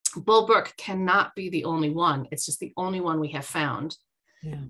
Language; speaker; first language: English; native; English